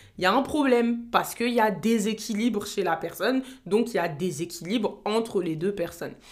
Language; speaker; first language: French; native; French